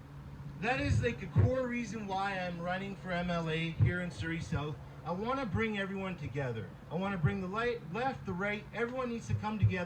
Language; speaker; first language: English; early bilingual, other home language; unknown